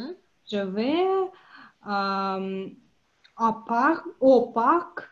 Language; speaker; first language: French; non-native, learner; Russian